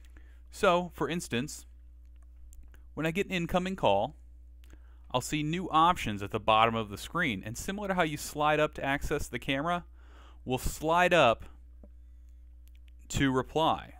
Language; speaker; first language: English; native; English